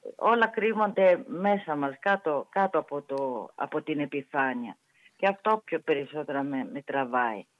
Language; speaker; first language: Greek; non-native, fluent; Italian